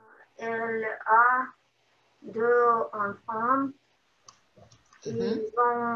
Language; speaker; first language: French; non-native, learner; Russian